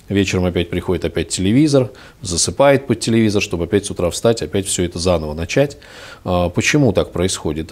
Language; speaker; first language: Russian; native; Russian